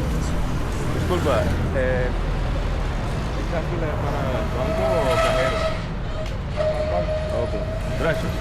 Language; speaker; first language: Spanish; non-native, fluent; English